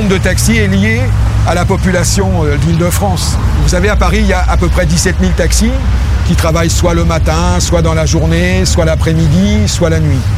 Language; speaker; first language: French; native; French